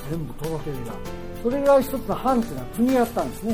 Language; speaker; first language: Japanese; native; Japanese